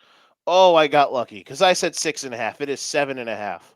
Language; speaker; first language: English; native; English